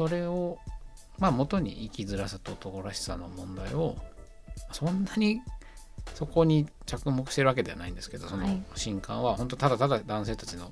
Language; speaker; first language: Japanese; native; Japanese